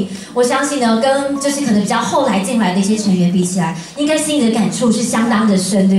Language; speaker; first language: Chinese; native; Chinese